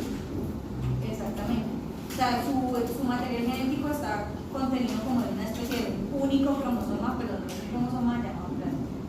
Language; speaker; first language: Spanish; native; Spanish